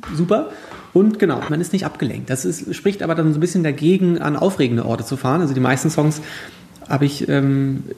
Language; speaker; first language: German; native; German